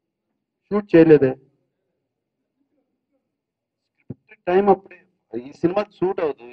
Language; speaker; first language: Telugu; native; Telugu